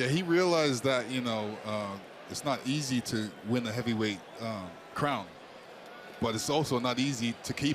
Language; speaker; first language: English; native; English